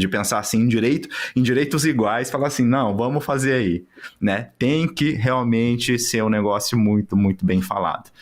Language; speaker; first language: Portuguese; native; Portuguese